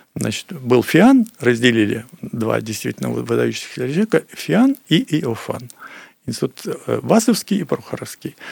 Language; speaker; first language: Russian; native; Russian